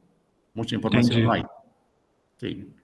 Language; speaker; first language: Spanish; native; Spanish